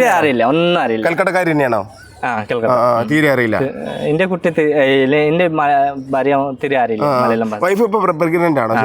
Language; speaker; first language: Malayalam; non-native, fluent; Bangla